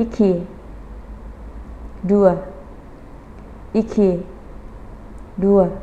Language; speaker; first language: Turkish; non-native, fluent; Indonesian